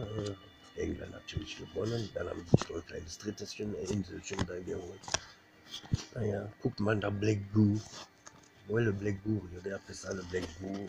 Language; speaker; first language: German; non-native, fluent; French